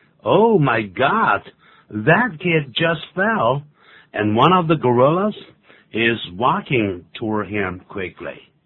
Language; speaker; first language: English; non-native, fluent; Chinese